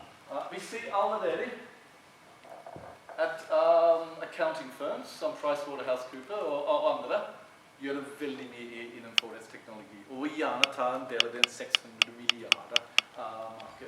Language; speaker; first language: Norwegian; non-native, fluent; English